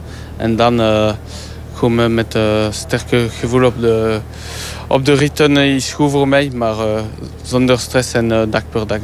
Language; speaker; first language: Dutch; non-native, local second language; French